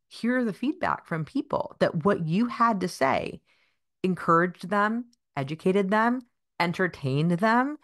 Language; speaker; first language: English; native; English